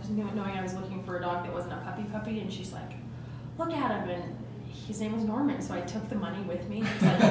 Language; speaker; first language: English; native; English